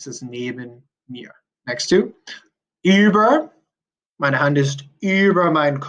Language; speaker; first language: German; non-native, fluent; English